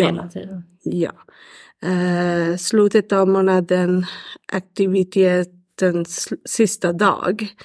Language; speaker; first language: Swedish; non-native, learner; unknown